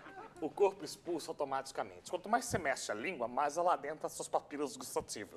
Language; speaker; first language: Portuguese; native; Portuguese